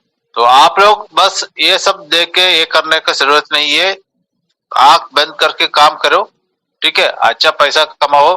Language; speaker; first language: Hindi; non-native, local second language; Malayalam